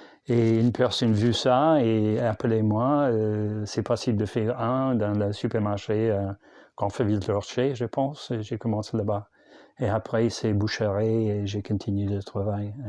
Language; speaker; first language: French; non-native, learner; English